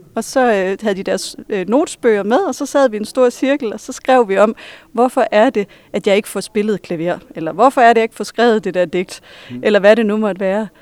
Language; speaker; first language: Danish; native; Danish